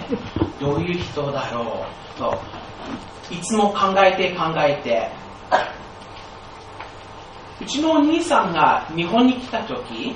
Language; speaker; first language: Japanese; non-native, fluent; English